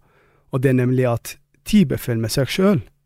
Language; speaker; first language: Norwegian; non-native, fluent; Arabic